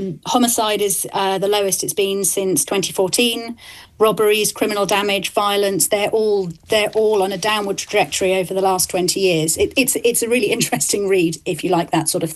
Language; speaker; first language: English; native; English